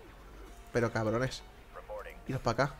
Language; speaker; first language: Spanish; native; Spanish